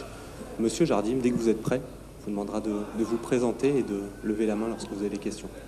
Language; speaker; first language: French; native; French